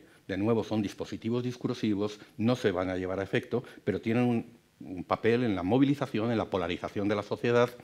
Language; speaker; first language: Spanish; native; Spanish